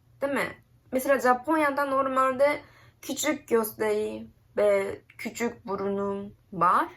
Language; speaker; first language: Turkish; non-native, learner; Japanese